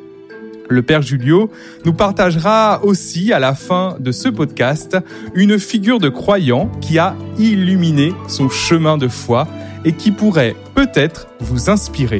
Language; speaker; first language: French; native; French